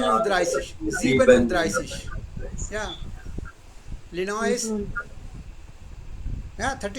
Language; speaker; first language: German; non-native, fluent; Hindi